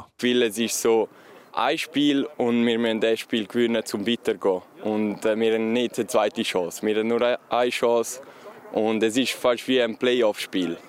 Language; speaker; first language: German; non-native, learner; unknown